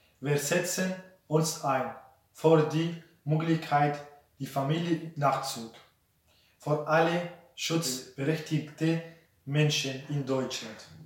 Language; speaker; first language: German; non-native, learner; Kurdish